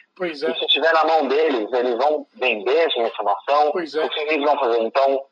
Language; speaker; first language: Portuguese; native; Portuguese